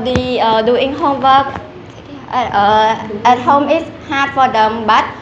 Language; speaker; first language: English; non-native, learner; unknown